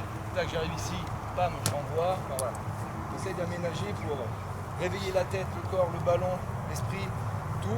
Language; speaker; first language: French; native; French